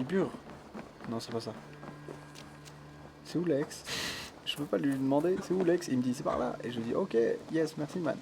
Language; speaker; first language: French; native; French